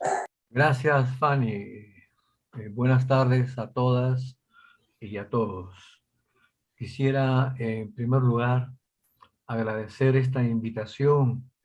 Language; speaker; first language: Spanish; native; Spanish